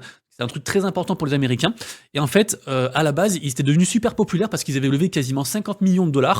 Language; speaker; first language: French; native; French